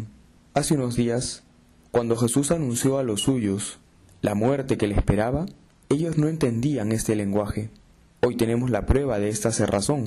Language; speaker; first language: Spanish; native; Spanish